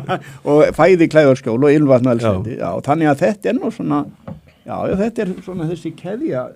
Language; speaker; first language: Icelandic; native; Icelandic